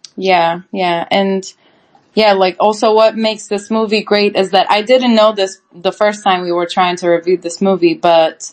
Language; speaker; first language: English; non-native, fluent; Turkish